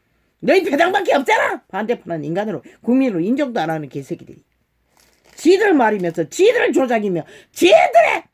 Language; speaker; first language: Korean; native; Korean